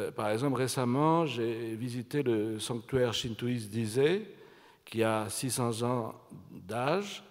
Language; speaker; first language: French; native; French